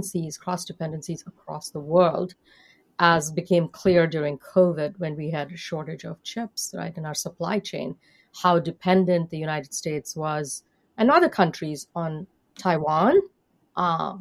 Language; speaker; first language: English; non-native, local second language; Hindi